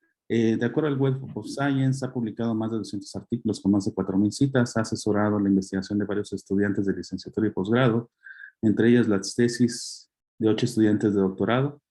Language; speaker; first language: Spanish; native; Spanish